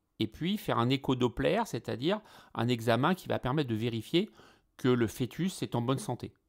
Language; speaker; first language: French; native; French